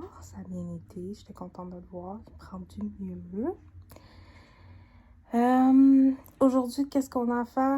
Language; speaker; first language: French; native; French